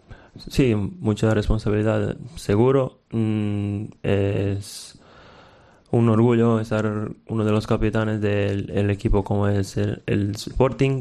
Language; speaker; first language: Spanish; non-native, fluent; Serbian